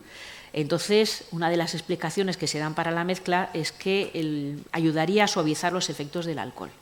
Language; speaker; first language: Spanish; native; Spanish